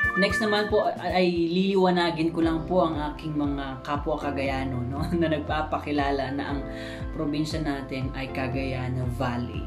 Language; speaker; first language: Filipino; non-native, local second language; Iloko